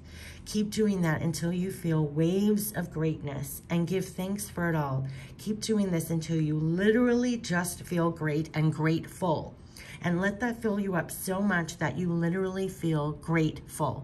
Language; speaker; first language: English; native; English